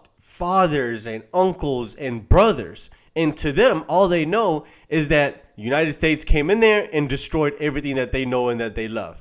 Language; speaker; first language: English; native; English